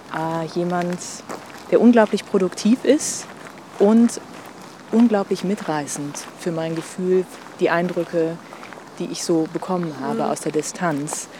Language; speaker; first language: German; native; German